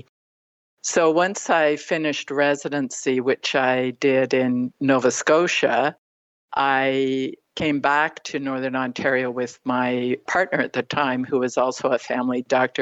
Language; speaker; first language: English; native; English